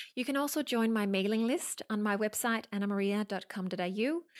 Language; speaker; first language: English; non-native, fluent; Danish